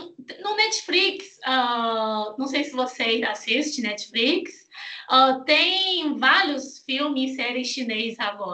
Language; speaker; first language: Portuguese; non-native, fluent; Chinese